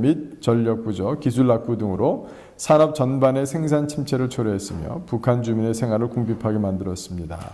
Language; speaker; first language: Korean; native; Korean